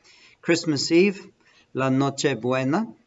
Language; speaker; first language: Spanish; non-native, fluent; English